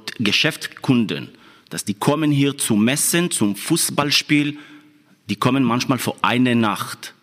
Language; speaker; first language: German; non-native, fluent; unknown